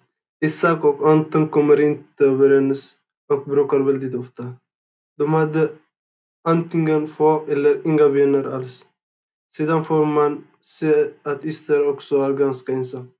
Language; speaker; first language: Swedish; non-native, learner; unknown